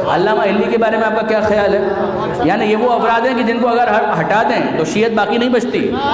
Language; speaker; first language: Urdu; non-native, local second language; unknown